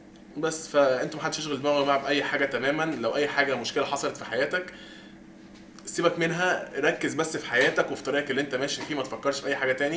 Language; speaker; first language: Arabic; native; Arabic